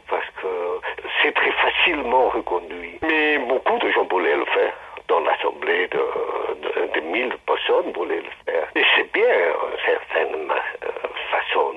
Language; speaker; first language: French; non-native, fluent; Spanish